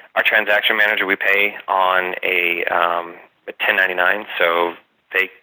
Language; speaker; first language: English; native; English